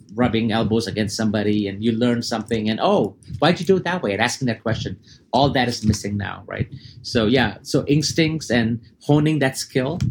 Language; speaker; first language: English; early bilingual, other home language; Arabic